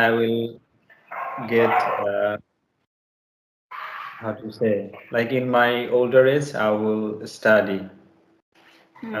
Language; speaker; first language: English; non-native, learner; Bangla